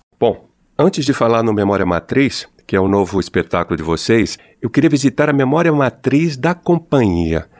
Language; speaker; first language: Portuguese; native; Portuguese